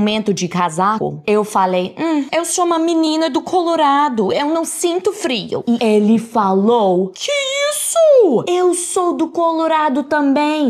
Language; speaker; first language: Portuguese; non-native, fluent; English